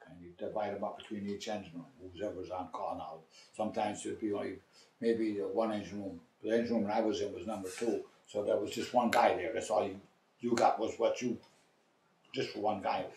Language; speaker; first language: English; native; English